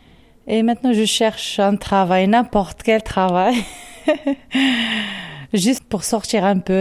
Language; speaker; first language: French; non-native, learner; Arabic